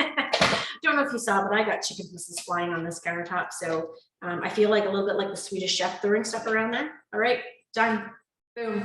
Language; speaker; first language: English; native; English